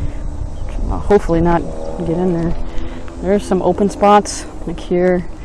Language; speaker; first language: English; native; English